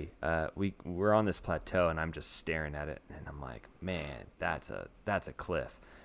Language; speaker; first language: English; native; English